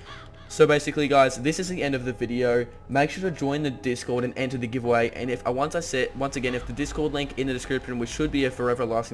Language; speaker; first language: English; native; English